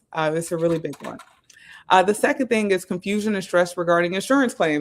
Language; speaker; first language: English; native; English